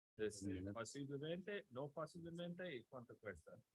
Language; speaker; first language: Spanish; non-native, learner; English